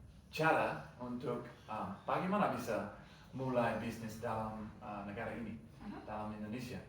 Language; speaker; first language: Indonesian; non-native, learner; English